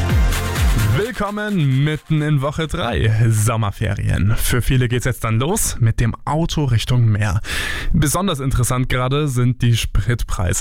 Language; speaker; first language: German; native; German